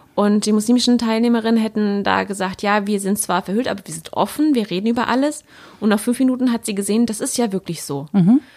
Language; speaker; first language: German; native; German